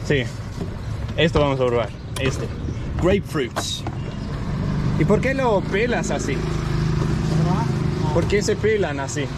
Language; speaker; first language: Spanish; non-native, learner; Danish